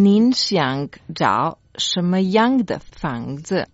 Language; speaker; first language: Chinese; non-native, learner; Croatian